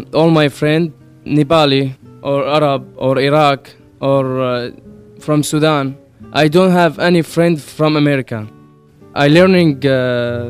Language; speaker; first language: English; non-native, learner; Arabic